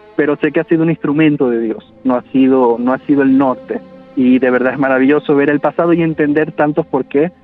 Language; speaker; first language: Spanish; native; Spanish